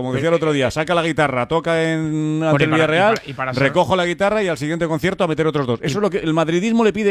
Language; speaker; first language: Spanish; native; Spanish